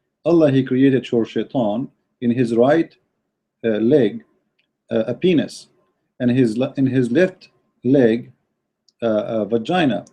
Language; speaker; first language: English; non-native, fluent; Arabic